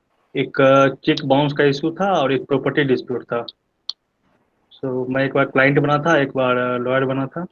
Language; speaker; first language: Hindi; native; Hindi